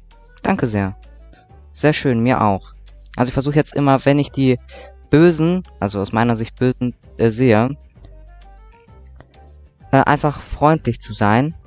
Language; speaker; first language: German; native; German